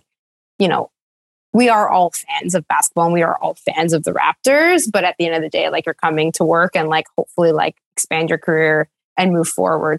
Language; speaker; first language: English; native; English